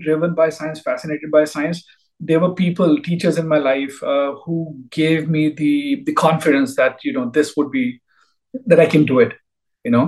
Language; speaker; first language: English; non-native, local second language; Hindi